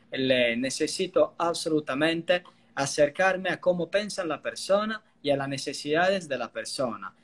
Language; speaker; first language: Spanish; non-native, fluent; Italian